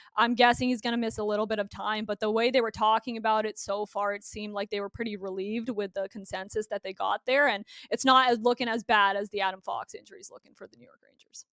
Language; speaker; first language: English; native; English